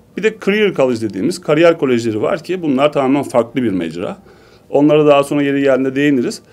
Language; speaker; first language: Turkish; native; Turkish